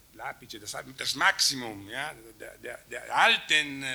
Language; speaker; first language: German; non-native, learner; Italian